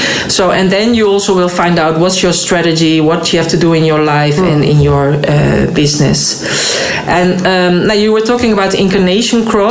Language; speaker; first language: English; non-native, fluent; Dutch